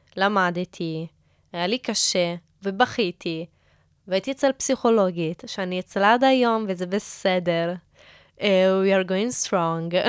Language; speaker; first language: Hebrew; non-native, fluent; Italian